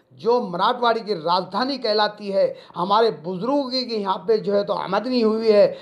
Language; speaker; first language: Hindi; non-native, local second language; Urdu